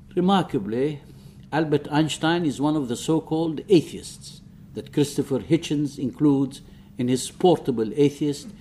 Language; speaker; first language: English; non-native, fluent; Arabic